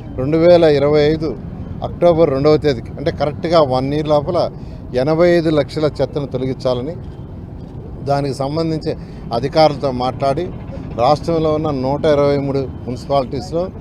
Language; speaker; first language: Telugu; native; Telugu